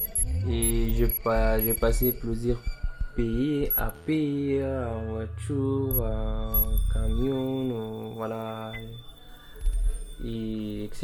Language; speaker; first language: French; non-native, learner; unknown